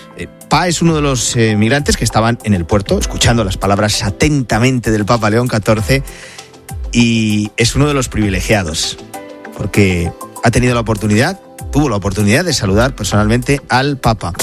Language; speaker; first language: Spanish; native; Spanish